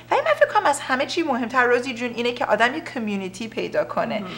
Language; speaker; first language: Persian; early bilingual, heritage; Persian